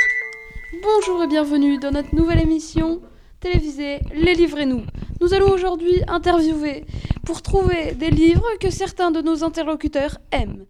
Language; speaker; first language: French; native; French